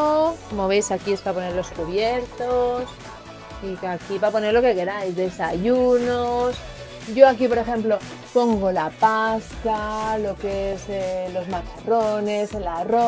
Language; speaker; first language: Spanish; native; Spanish